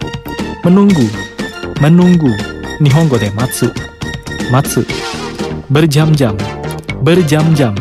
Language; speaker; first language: Japanese; non-native, fluent; Indonesian